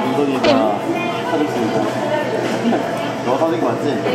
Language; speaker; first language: Korean; native; Korean